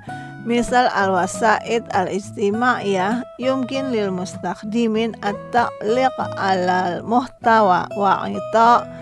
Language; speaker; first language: Arabic; non-native, fluent; Indonesian